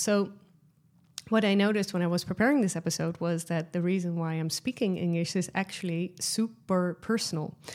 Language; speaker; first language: English; non-native, fluent; Dutch